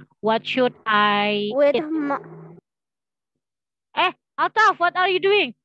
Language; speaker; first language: English; non-native, learner; Indonesian